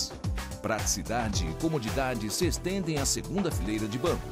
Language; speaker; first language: Portuguese; native; Portuguese